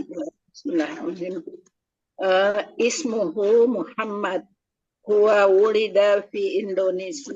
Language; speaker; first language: Arabic; non-native, learner; Indonesian